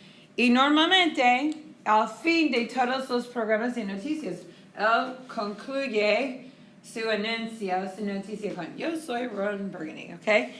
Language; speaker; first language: Spanish; non-native, fluent; English